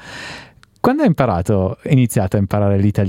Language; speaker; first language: Italian; native; Italian